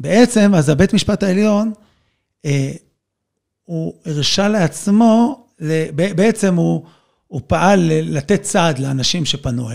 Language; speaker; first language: Hebrew; native; Hebrew